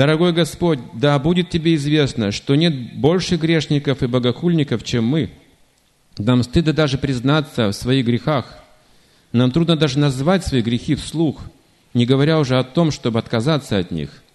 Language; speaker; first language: Russian; native; Russian